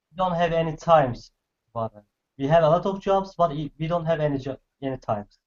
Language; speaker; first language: English; non-native, learner; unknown